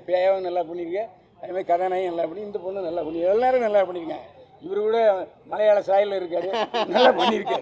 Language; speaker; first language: Tamil; native; Tamil